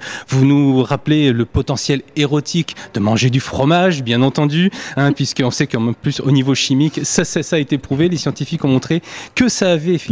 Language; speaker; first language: French; native; French